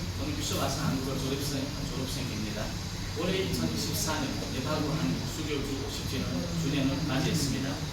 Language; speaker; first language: Korean; non-native, fluent; Nepali